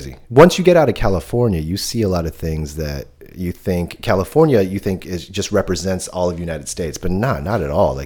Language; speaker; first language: English; native; English